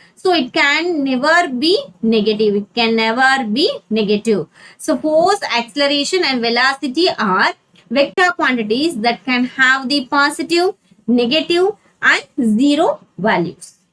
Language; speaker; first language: English; non-native, local second language; Tamil